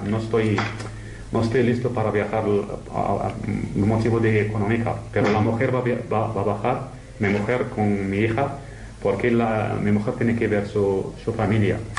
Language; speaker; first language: Spanish; non-native, learner; Arabic